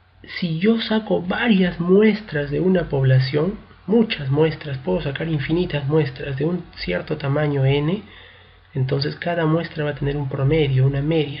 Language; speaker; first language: Spanish; native; Spanish